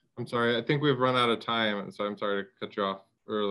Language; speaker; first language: English; native; English